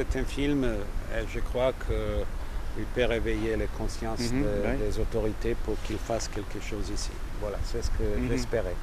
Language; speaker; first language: French; non-native, fluent; Serbian